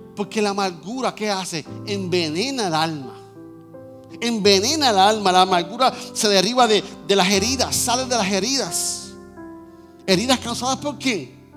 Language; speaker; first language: Spanish; native; Spanish